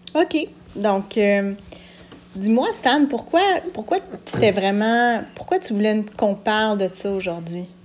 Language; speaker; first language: French; native; French